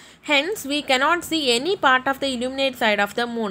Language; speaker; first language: English; non-native, local second language; Tamil